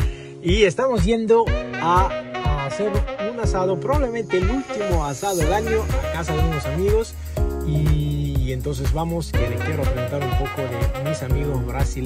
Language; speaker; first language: Portuguese; non-native, learner; Spanish